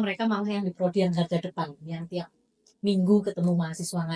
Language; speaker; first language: Indonesian; native; Indonesian